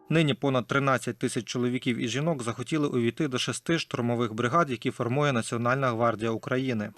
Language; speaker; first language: Ukrainian; native; Ukrainian